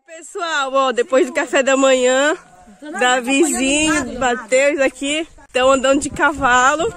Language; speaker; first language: Portuguese; native; Portuguese